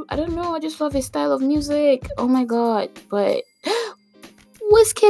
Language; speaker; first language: English; non-native, local second language; Igbo